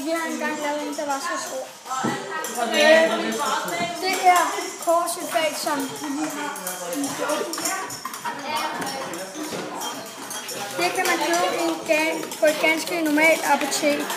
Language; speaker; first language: Danish; native; Danish